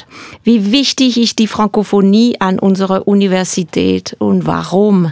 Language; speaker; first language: German; non-native, fluent; French